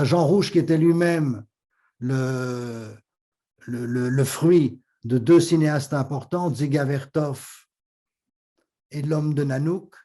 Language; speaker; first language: French; native; French